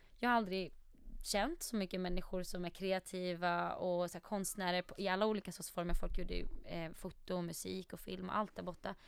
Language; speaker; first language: Swedish; early bilingual, other home language; Arabic